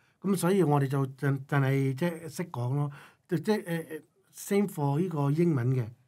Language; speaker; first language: Cantonese; non-native, local second language; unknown